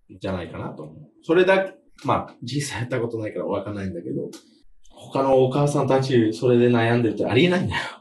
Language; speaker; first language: Japanese; non-native, fluent; English